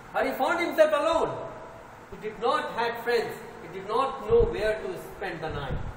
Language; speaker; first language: English; non-native, local second language; Hindi